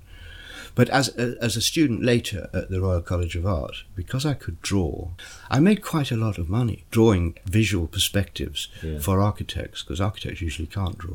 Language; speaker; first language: English; native; English